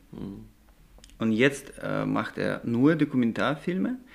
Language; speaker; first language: German; non-native, learner; Russian